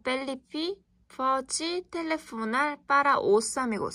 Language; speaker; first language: Portuguese; non-native, learner; Korean